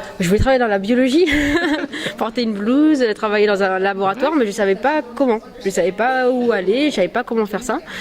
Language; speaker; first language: French; native; French